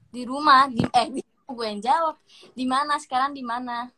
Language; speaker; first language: Indonesian; early bilingual, other home language; Japanese